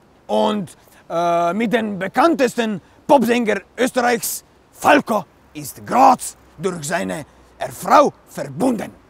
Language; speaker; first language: German; non-native, learner; Slovenian